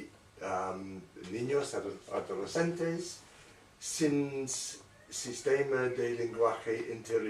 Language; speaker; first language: Spanish; non-native, learner; English